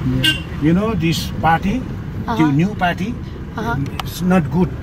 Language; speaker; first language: English; non-native, local second language; Nepali